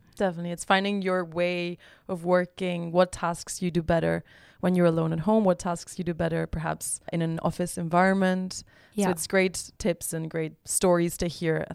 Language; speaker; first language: English; non-native, fluent; Spanish